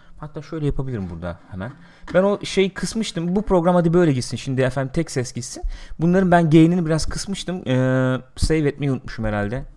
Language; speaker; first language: Turkish; native; Turkish